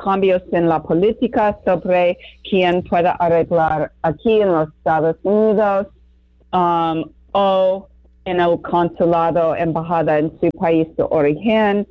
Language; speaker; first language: Spanish; non-native, learner; English